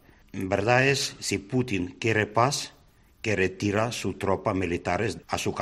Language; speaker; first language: Spanish; non-native, learner; Ukrainian